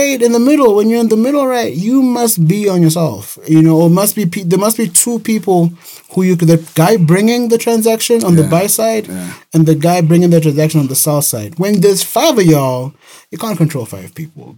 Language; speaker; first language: English; non-native, local second language; Shona